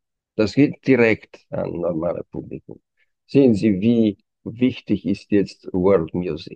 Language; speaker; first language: German; non-native, fluent; Romanian